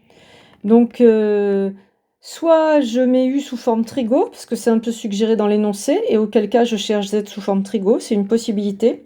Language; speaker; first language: French; native; French